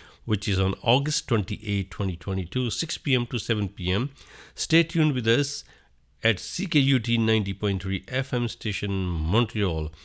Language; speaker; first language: English; non-native, local second language; Hindi